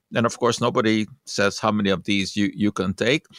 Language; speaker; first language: English; non-native, fluent; Hungarian